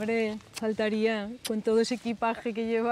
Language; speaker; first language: Spanish; non-native, local second language; Catalan